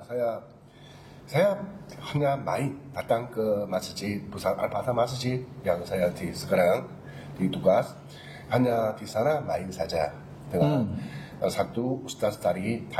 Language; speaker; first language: Indonesian; non-native, learner; Korean